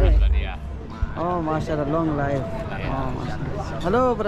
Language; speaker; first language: English; non-native, learner; Urdu